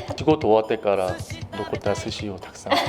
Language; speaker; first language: Japanese; non-native, learner; Korean